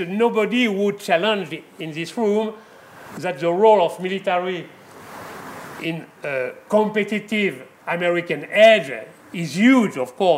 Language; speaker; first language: English; non-native, fluent; French